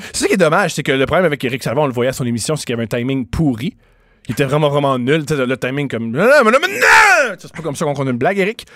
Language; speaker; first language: French; native; French